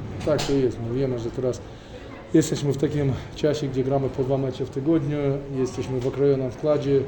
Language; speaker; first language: Polish; non-native, fluent; Russian